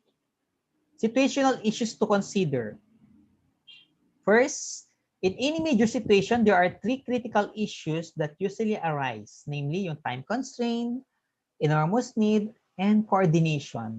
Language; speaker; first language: English; non-native, fluent; Filipino